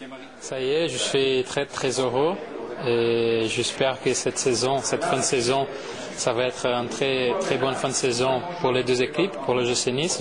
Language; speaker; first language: French; non-native, fluent; Portuguese